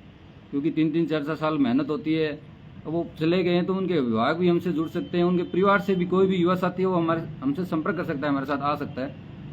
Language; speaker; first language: Hindi; native; Hindi